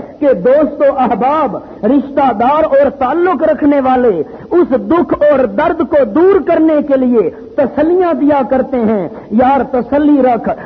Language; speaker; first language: Urdu; non-native, local second language; Pashto